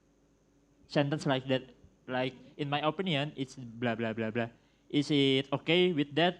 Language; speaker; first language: English; non-native, learner; Indonesian